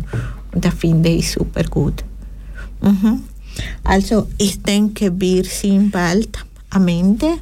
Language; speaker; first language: German; non-native, fluent; Spanish